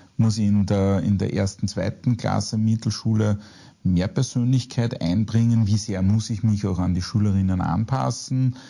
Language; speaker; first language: German; native; German